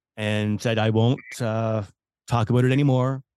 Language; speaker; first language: English; native; English